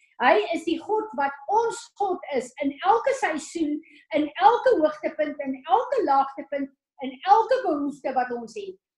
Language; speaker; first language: Afrikaans; native; Afrikaans